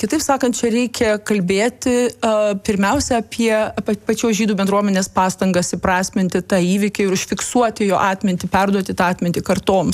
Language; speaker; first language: Lithuanian; native; Lithuanian